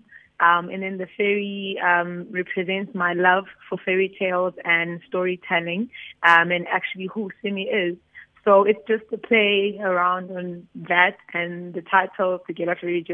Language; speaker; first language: English; non-native, local second language; Zulu